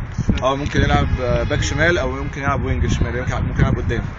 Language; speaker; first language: Arabic; native; Arabic